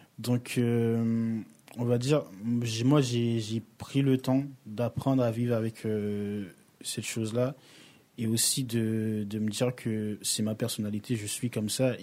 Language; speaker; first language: French; early bilingual, other home language; Haitian Creole